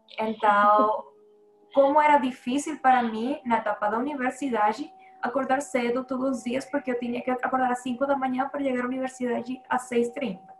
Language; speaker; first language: Portuguese; non-native, fluent; Spanish